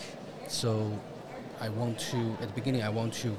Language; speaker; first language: English; non-native, fluent; Chinese